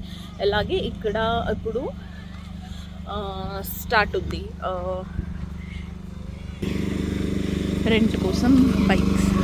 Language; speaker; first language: Telugu; non-native, learner; Marathi